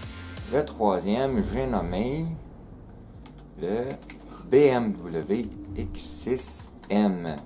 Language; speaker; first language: French; native; French